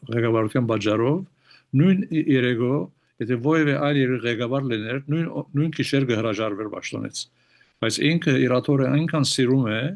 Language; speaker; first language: Armenian; early bilingual, heritage; Armenian